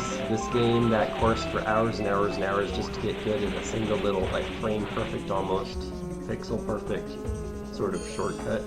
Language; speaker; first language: English; native; English